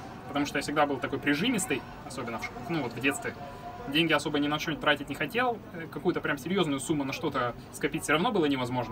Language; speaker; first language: Russian; native; Russian